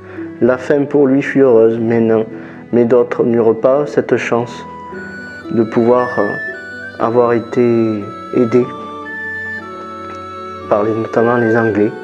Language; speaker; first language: French; native; French